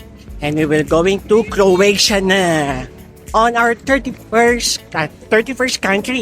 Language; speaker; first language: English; non-native, local second language; Filipino